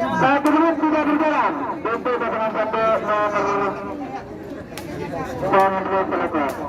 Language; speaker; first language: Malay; non-native, local second language; Madurese